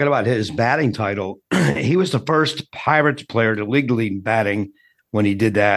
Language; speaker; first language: English; native; English